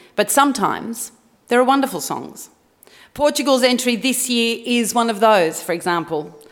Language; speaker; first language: English; early bilingual, other home language; French